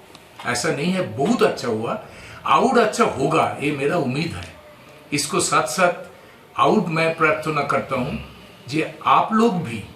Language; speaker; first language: Hindi; non-native, local second language; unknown